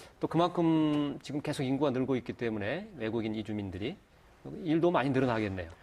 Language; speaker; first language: Korean; native; Korean